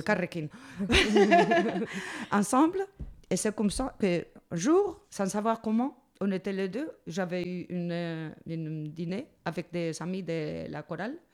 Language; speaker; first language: French; non-native, learner; Spanish